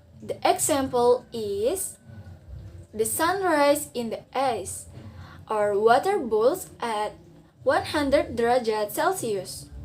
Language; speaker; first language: English; non-native, learner; Indonesian